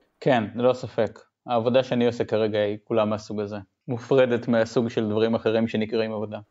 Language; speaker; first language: Hebrew; native; Hebrew